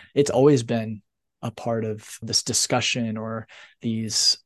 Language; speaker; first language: English; native; English